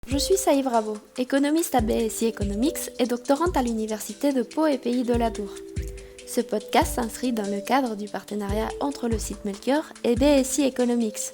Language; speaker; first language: French; non-native, fluent; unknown